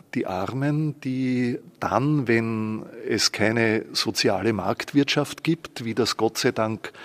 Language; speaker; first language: German; native; German